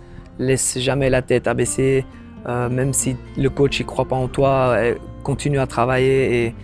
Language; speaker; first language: French; non-native, local second language; Dutch